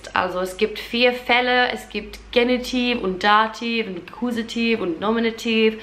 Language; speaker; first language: German; non-native, fluent; English